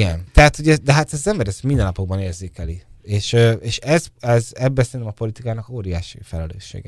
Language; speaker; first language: Hungarian; native; Hungarian